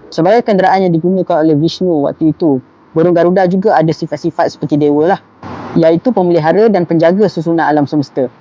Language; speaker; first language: Malay; native; Malay